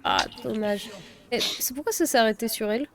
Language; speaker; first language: French; native; French